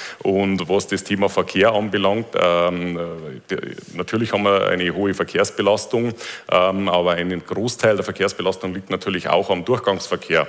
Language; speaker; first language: German; native; German